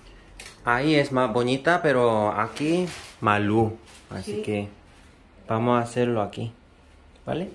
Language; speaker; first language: Spanish; non-native, learner; Korean